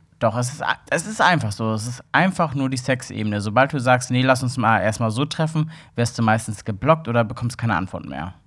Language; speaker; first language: German; native; German